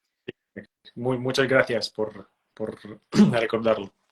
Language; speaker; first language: Spanish; non-native, fluent; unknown